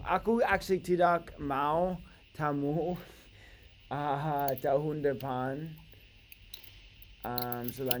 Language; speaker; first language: Indonesian; non-native, learner; English